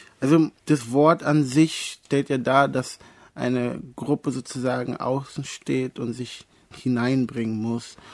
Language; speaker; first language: German; early bilingual, other home language; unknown